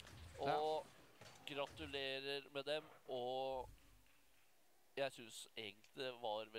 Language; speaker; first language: Norwegian; native; Norwegian